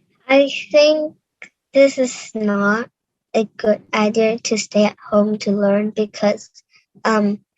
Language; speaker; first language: English; non-native, learner; Cantonese